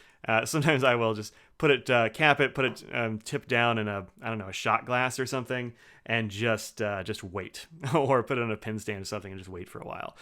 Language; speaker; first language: English; native; English